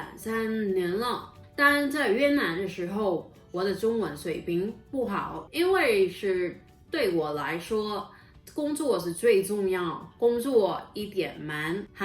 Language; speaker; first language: Chinese; non-native, learner; Vietnamese